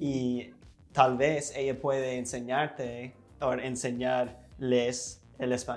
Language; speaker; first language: Spanish; non-native, fluent; English